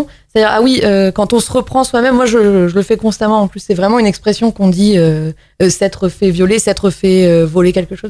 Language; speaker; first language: French; native; French